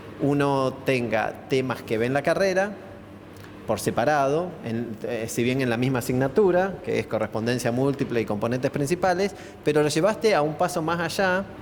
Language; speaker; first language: Spanish; native; Spanish